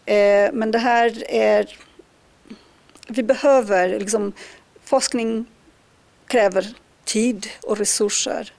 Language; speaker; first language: Swedish; non-native, fluent; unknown